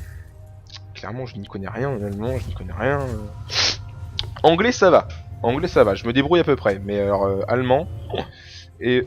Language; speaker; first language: French; native; French